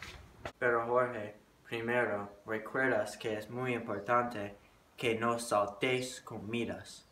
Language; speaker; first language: Spanish; non-native, learner; English